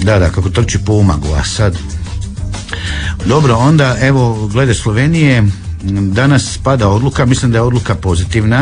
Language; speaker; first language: Croatian; native; Croatian